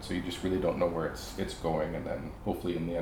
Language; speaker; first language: English; native; English